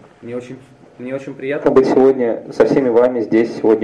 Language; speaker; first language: Russian; native; Russian